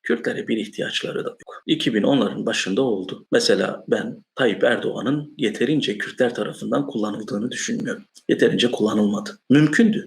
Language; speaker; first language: Turkish; non-native, local second language; Kurdish